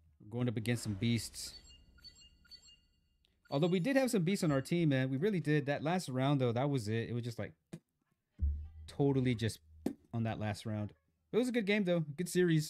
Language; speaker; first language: English; native; English